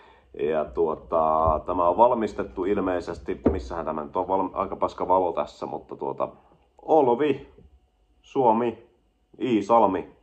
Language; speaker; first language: Finnish; native; Finnish